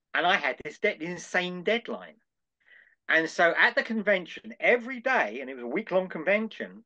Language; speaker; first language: English; native; English